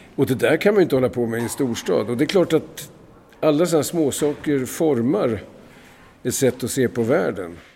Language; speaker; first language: Swedish; native; Swedish